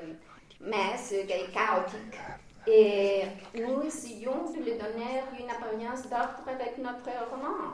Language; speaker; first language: French; non-native, fluent; Spanish